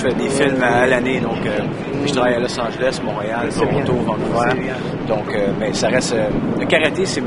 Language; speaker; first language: French; native; French